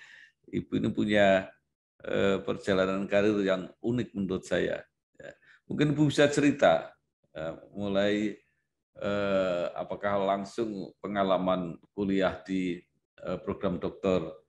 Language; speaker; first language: Indonesian; native; Indonesian